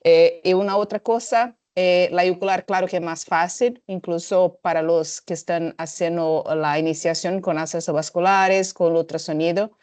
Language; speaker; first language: Spanish; non-native, fluent; Portuguese